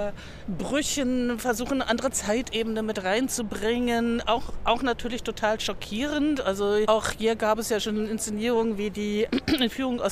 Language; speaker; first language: German; native; German